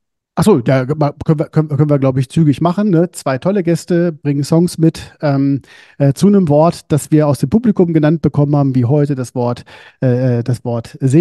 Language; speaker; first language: German; native; German